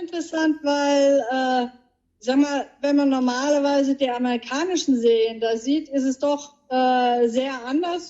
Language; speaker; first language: German; native; German